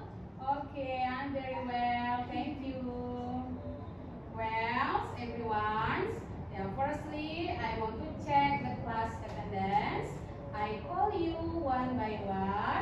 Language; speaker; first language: English; non-native, learner; Indonesian